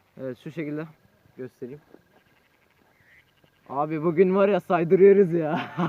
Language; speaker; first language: Turkish; native; Turkish